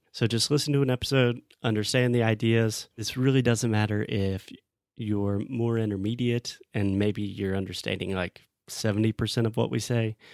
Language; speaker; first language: English; native; English